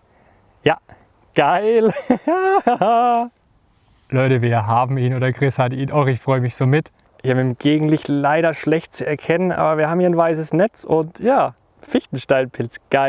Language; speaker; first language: German; native; German